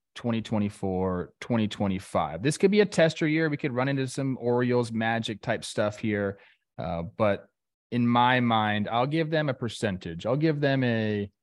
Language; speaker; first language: English; native; English